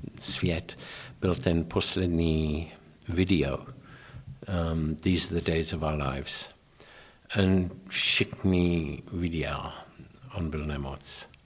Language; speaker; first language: Czech; non-native, learner; English